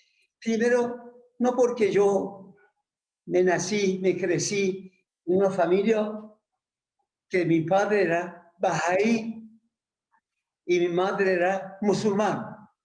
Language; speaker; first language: Spanish; non-native, fluent; Persian